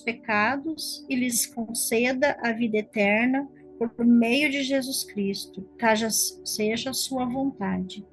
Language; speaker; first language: Portuguese; native; Portuguese